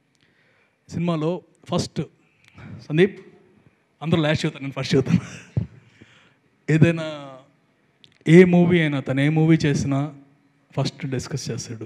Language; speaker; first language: Telugu; native; Telugu